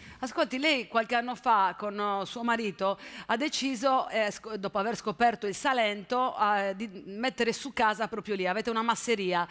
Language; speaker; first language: Italian; native; Italian